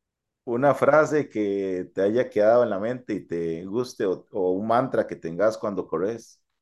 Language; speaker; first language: Spanish; native; Spanish